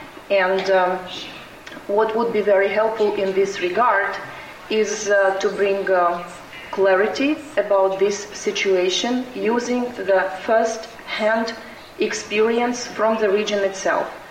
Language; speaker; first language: English; non-native, fluent; Romanian